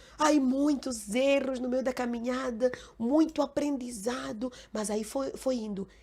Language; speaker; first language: Portuguese; non-native, local second language; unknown